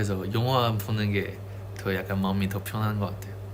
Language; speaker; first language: Korean; non-native, fluent; Chinese